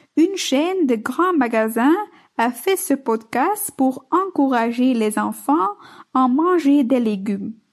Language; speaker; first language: French; non-native, learner; Dutch